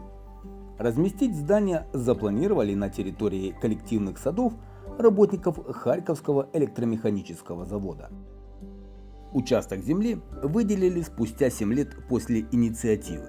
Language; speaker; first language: Russian; native; Russian